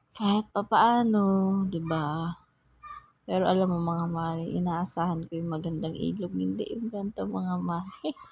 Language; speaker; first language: Filipino; non-native, local second language; Hiligaynon